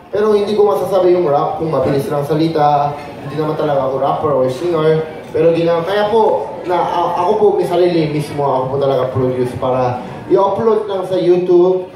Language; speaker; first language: Filipino; non-native, fluent; Korean